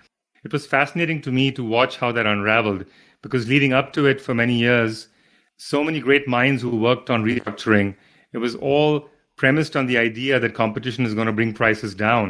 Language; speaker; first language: English; non-native, local second language; Hindi